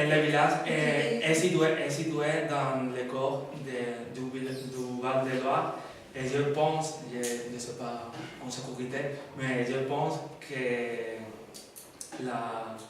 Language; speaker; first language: French; non-native, learner; Spanish